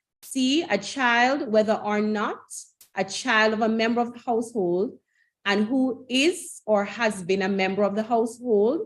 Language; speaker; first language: English; native; English